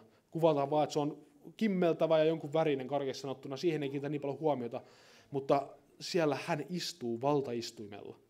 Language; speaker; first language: Finnish; native; Finnish